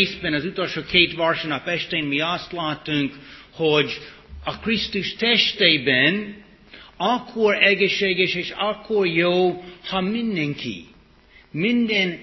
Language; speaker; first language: Hungarian; non-native, fluent; English